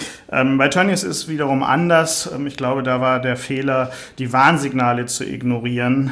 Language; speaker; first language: German; native; German